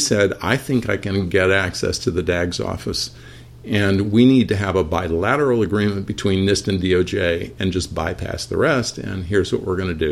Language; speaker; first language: English; native; English